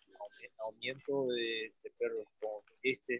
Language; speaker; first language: Spanish; non-native, learner; Portuguese